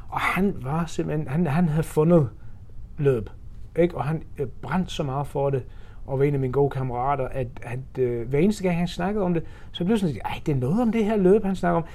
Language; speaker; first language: Danish; non-native, fluent; English